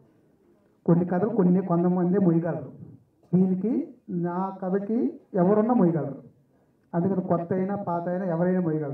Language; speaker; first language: Telugu; native; Telugu